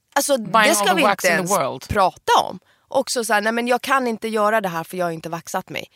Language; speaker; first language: Swedish; early bilingual, other home language; Persian